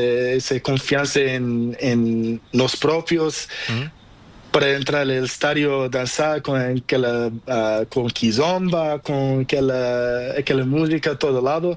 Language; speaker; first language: Spanish; non-native, learner; Portuguese